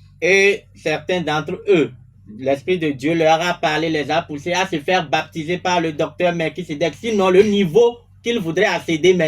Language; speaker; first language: French; non-native, local second language; Ewe